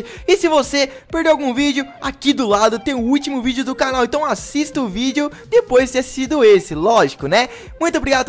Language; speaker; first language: Portuguese; native; Portuguese